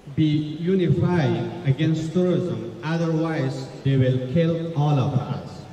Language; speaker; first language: English; non-native, learner; Persian